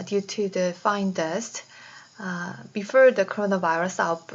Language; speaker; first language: English; non-native, fluent; Korean